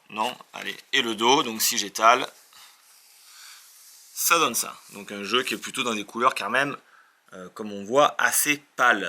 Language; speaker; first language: French; native; French